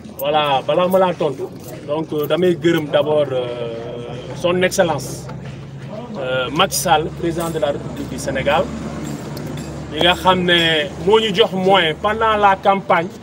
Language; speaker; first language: Wolof; non-native, local second language; Mandingo